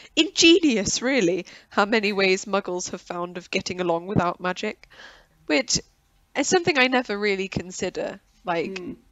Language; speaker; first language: English; native; English